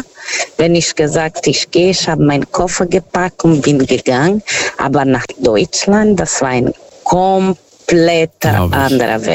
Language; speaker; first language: German; non-native, fluent; Portuguese